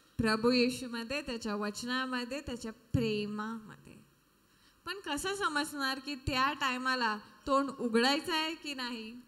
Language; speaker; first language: Marathi; non-native, local second language; Hindi